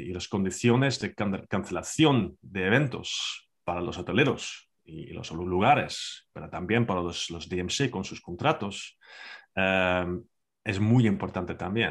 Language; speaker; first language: Spanish; non-native, fluent; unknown